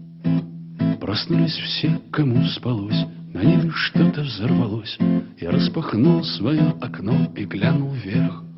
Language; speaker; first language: Russian; native; Russian